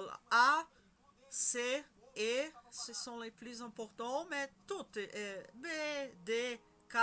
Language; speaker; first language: French; non-native, learner; Spanish